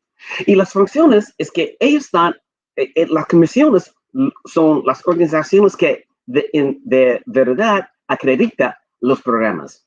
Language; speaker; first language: Spanish; non-native, fluent; English